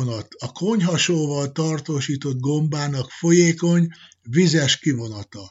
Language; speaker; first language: Hungarian; native; Hungarian